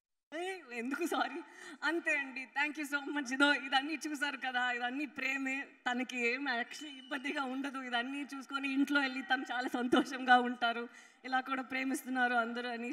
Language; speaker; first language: Telugu; non-native, learner; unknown